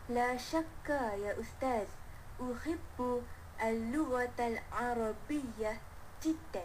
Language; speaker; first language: Arabic; non-native, learner; Malay